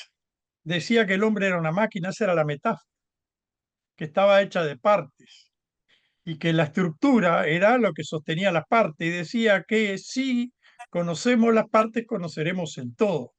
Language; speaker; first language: Spanish; native; Spanish